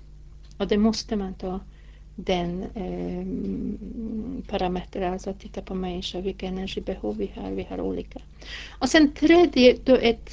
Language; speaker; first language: Swedish; non-native, fluent; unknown